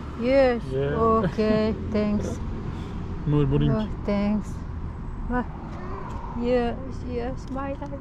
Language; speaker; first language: English; non-native, learner; Turkish